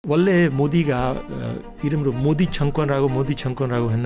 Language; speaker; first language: Korean; non-native, fluent; Hindi